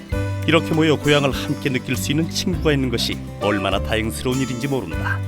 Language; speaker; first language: Korean; native; Korean